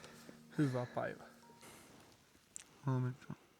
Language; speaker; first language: Finnish; non-native, learner; Italian